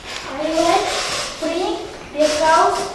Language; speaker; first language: English; non-native, learner; Kazakh